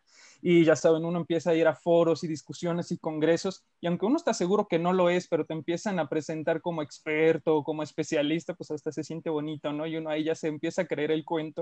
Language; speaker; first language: Spanish; native; Spanish